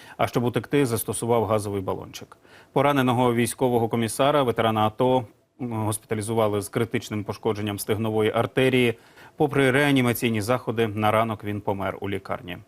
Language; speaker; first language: Ukrainian; native; Ukrainian